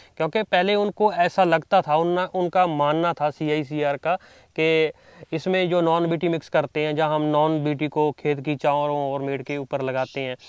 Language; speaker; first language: Hindi; non-native, local second language; Punjabi